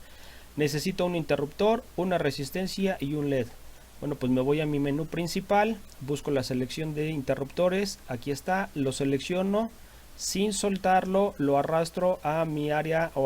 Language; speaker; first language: Spanish; native; Spanish